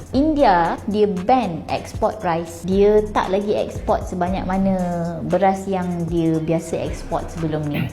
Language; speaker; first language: Malay; native; Malay